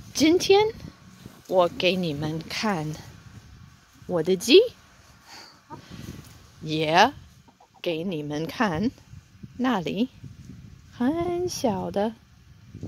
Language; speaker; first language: Chinese; non-native, fluent; English